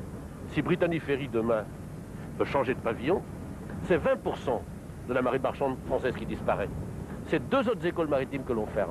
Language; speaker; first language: French; native; French